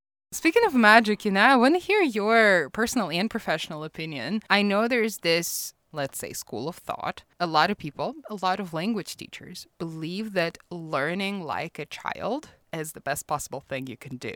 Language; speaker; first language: English; non-native, fluent; Russian